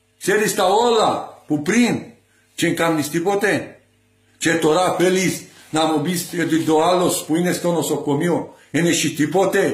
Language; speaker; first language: Greek; non-native, learner; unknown